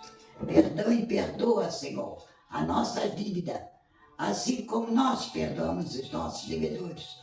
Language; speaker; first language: Portuguese; native; Portuguese